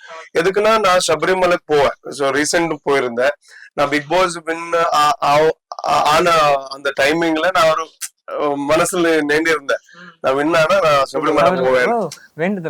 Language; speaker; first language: Tamil; non-native, learner; Tulu